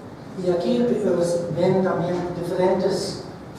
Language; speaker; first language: Spanish; non-native, fluent; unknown